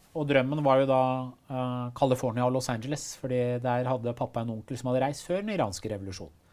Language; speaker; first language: Norwegian; early bilingual, other home language; Persian